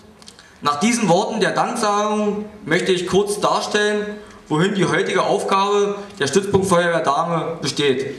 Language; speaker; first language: German; native; German